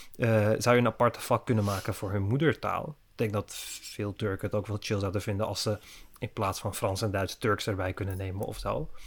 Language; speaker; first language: Dutch; early bilingual, other home language; Turkish